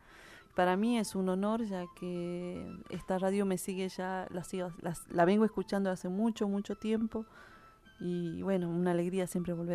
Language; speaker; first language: Spanish; native; Spanish